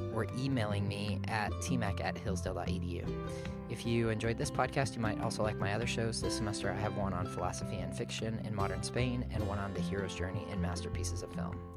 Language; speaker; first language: English; native; English